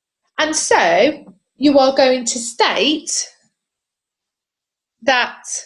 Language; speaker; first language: English; native; English